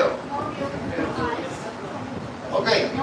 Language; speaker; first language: English; non-native, learner; Spanish